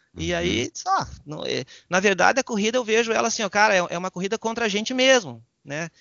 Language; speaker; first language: Portuguese; native; Portuguese